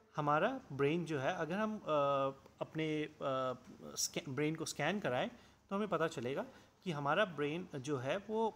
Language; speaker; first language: Hindi; non-native, local second language; Assamese